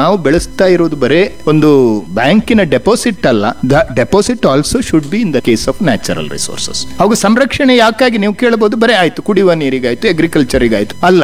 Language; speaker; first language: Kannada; non-native, local second language; Malayalam